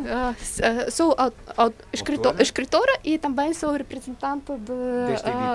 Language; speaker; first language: Portuguese; non-native, learner; Ukrainian